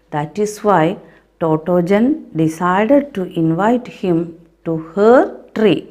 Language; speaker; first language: English; non-native, local second language; Malayalam